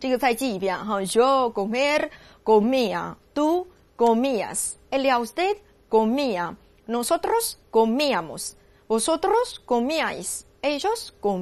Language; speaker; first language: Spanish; non-native, learner; Chinese